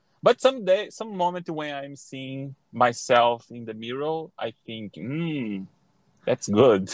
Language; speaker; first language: English; non-native, learner; Portuguese